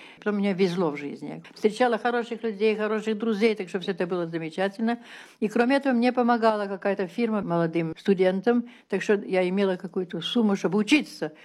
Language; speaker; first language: Russian; early bilingual, heritage; Russian